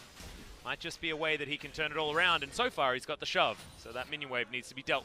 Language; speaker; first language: English; native; English